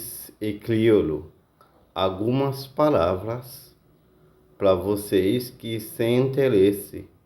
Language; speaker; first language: Portuguese; non-native, learner; Haitian Creole